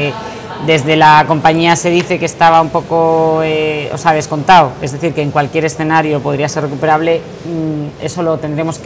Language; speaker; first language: Spanish; native; Spanish